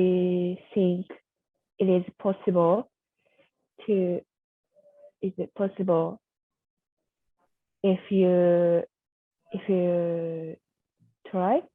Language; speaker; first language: English; non-native, learner; Japanese